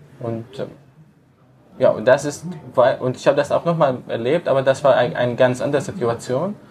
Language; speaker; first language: German; non-native, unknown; Arabic